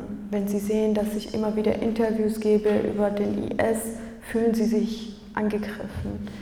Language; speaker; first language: German; early bilingual, other home language; Kurdish